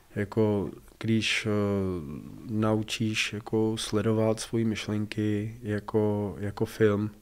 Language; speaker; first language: Czech; non-native, fluent; English